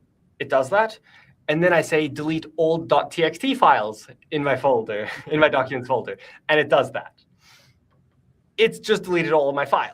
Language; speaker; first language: English; native; English